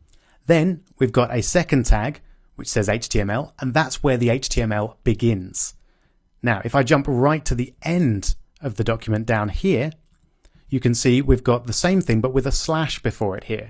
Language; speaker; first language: English; native; English